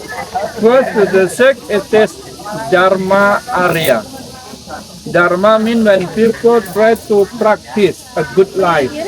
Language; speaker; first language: English; non-native, learner; Indonesian